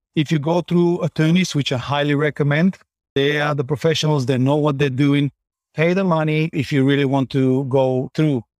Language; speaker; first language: English; non-native, fluent; Bulgarian